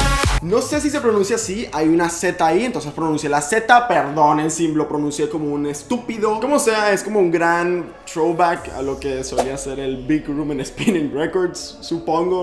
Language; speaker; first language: Spanish; native; Spanish